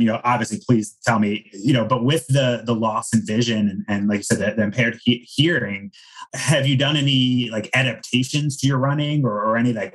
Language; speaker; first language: English; native; English